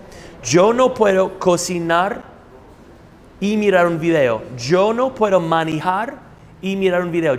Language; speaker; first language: Spanish; non-native, fluent; English